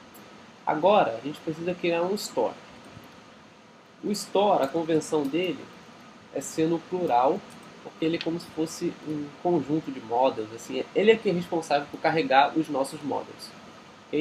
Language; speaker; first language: Portuguese; native; Portuguese